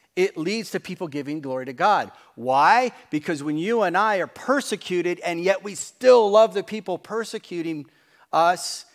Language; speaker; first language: English; native; English